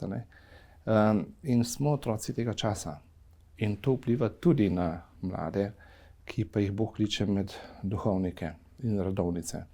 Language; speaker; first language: Slovenian; native; Slovenian